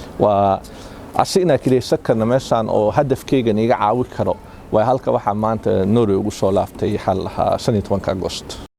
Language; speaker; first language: Somali; early bilingual, heritage; Somali